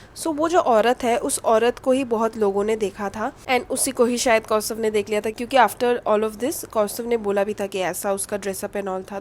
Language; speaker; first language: Hindi; non-native, local second language; Bangla